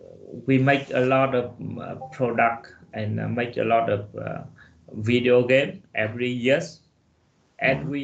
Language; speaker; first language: English; non-native, learner; Vietnamese